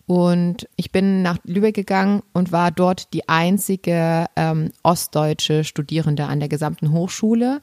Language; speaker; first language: German; native; German